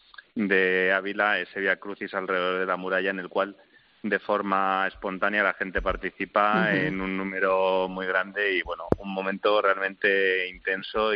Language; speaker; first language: Spanish; native; Spanish